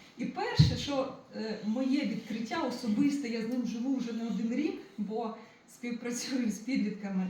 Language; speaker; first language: Ukrainian; non-native, local second language; Russian